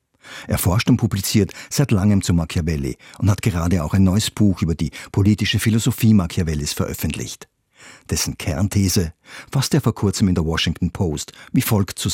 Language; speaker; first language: German; native; German